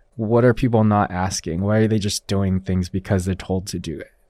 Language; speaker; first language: English; early bilingual, other home language; Chinese